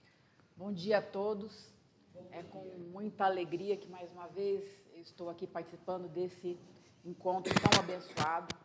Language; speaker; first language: Portuguese; native; Portuguese